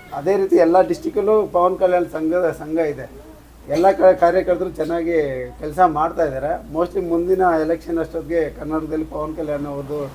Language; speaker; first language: Kannada; native; Kannada